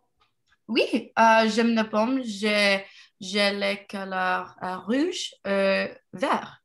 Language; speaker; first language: French; non-native, learner; English